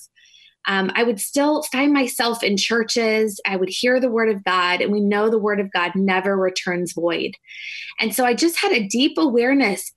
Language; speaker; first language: English; native; English